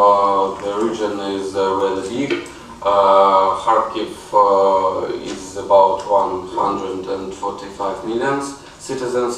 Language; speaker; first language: English; non-native, learner; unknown